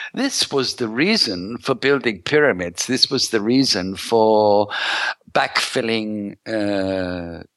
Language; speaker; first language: English; native; English